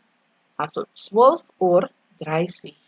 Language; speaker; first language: German; non-native, fluent; Indonesian